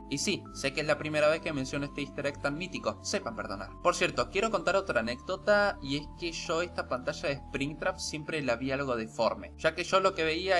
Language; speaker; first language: Spanish; native; Spanish